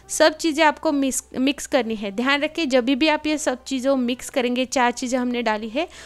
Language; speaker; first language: Hindi; non-native, local second language; Marathi